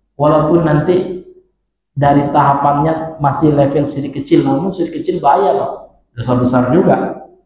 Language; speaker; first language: Indonesian; non-native, local second language; Minangkabau